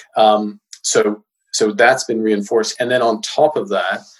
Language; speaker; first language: English; native; English